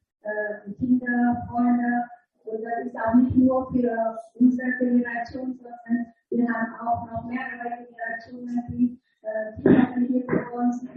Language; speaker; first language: German; non-native, learner; Vietnamese